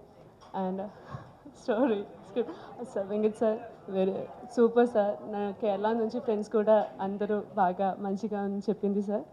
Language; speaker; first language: Telugu; non-native, learner; Malayalam